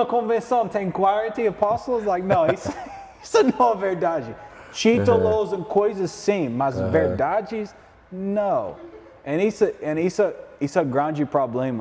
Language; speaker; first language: Portuguese; non-native, learner; English